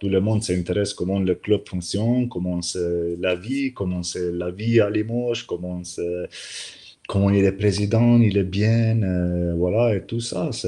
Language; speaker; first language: French; non-native, learner; Slovenian